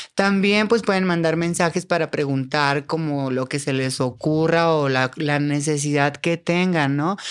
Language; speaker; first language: Spanish; native; Spanish